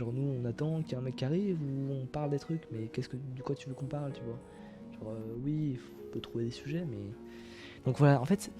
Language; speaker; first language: French; native; French